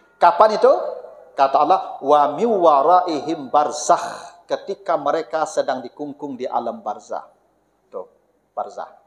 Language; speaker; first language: Malay; non-native, local second language; Minangkabau